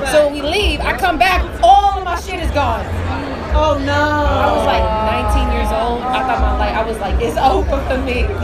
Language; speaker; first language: English; native; English